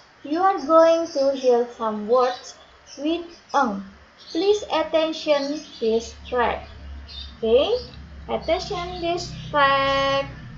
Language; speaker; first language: English; non-native, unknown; Indonesian